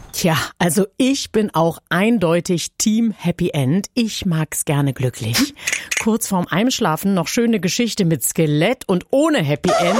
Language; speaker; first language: German; native; German